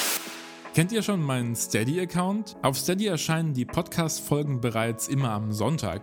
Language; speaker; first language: German; native; German